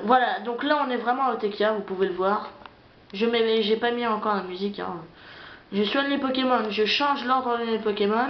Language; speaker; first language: French; native; French